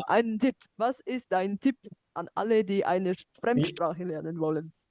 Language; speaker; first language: German; non-native, fluent; Bulgarian